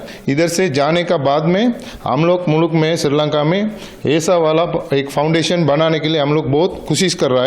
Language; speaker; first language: Hindi; non-native, learner; Sinhala